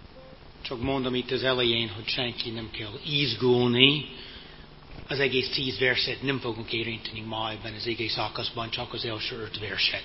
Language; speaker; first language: Hungarian; non-native, fluent; English